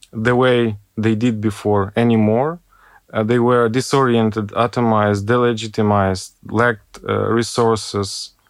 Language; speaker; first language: English; non-native, fluent; Ukrainian